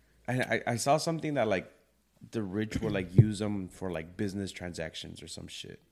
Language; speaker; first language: English; early bilingual, other home language; Spanish